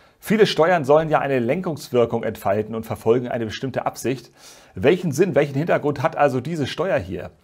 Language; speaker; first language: German; native; German